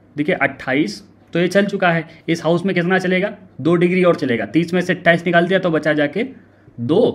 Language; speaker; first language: Hindi; native; Hindi